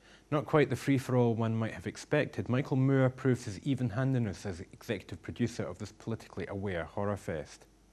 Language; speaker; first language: English; native; English